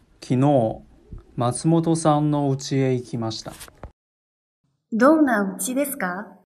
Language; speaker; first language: Japanese; non-native, fluent; Chinese